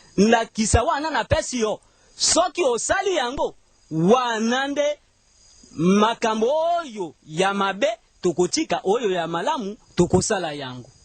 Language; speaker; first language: Lingala; non-native, local second language; Mongo